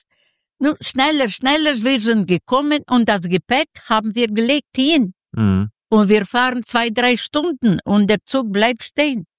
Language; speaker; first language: German; non-native, learner; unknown